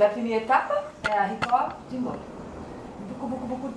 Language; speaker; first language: French; non-native, learner; Portuguese